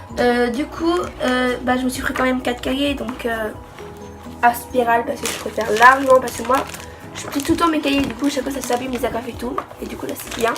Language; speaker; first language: French; native; French